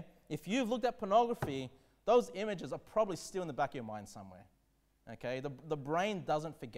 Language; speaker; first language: English; native; English